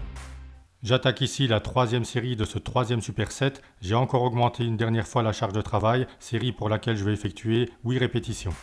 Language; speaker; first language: French; native; French